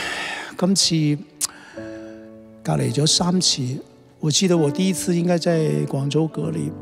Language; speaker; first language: Chinese; non-native, local second language; Cantonese